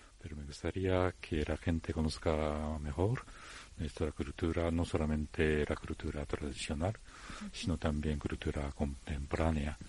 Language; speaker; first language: Spanish; non-native, fluent; Japanese